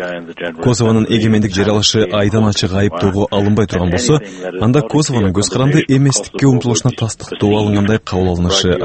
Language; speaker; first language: Kyrgyz; native; Kyrgyz